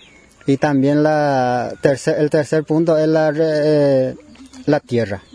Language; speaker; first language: Spanish; non-native, local second language; Guarani